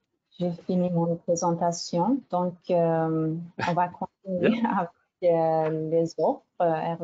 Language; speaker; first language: French; non-native, fluent; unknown